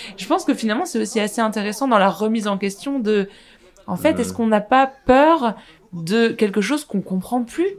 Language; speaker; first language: French; native; French